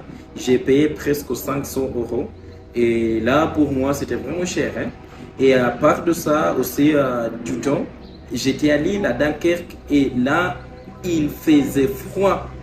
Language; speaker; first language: French; non-native, fluent; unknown